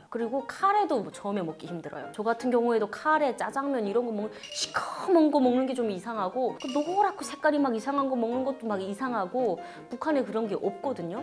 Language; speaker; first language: Korean; native; Korean